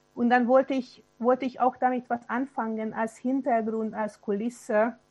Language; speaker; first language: German; non-native, fluent; Hungarian